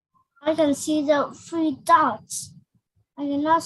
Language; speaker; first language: English; non-native, learner; Vietnamese